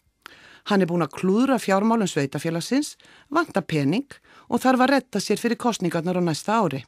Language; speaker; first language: Icelandic; native; Icelandic